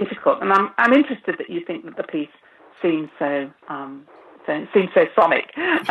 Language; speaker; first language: English; native; English